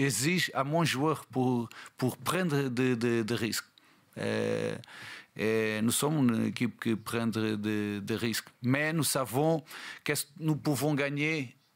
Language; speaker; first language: French; non-native, learner; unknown